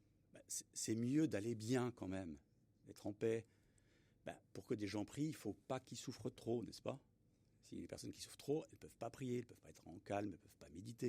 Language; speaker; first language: French; native; French